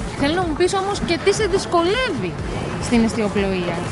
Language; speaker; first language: Greek; native; Greek